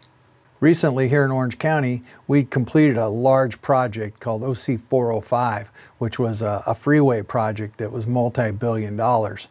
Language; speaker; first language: English; native; English